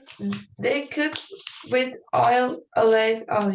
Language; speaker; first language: English; non-native, learner; Portuguese